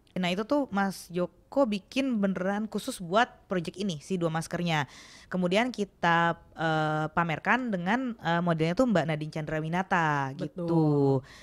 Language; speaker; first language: Indonesian; native; Indonesian